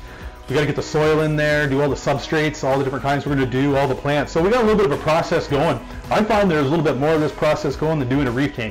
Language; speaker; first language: English; native; English